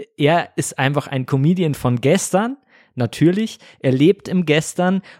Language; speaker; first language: German; native; German